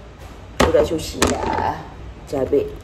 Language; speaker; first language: Indonesian; native; Indonesian